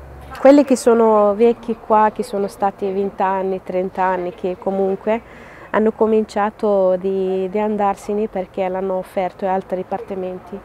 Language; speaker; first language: Italian; non-native, fluent; Arabic